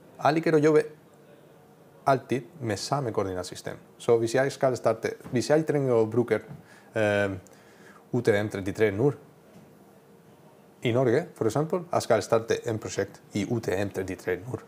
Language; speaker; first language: Norwegian; non-native, learner; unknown